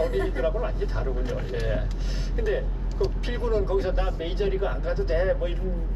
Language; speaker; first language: Korean; native; Korean